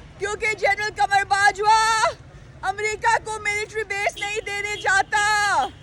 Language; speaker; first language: Urdu; native; Urdu